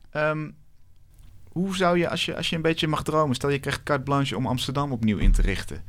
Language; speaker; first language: Dutch; native; Dutch